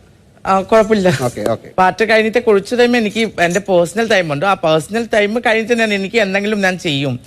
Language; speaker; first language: Malayalam; non-native, learner; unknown